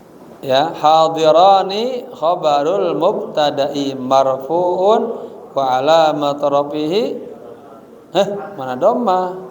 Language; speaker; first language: Arabic; non-native, fluent; Indonesian